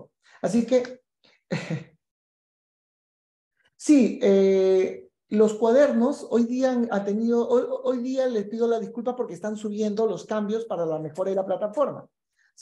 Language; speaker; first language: Spanish; native; Spanish